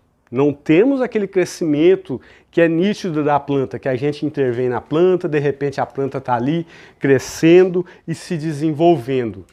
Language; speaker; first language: Portuguese; native; Portuguese